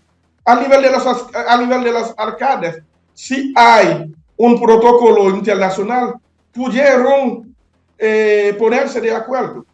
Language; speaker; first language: Spanish; non-native, fluent; Haitian Creole